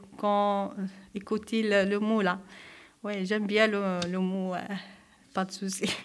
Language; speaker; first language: French; non-native, local second language; Kabyle